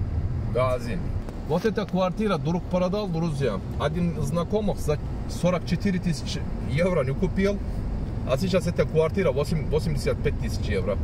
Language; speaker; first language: Russian; non-native, learner; Turkish